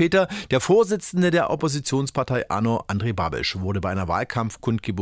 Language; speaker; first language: German; native; German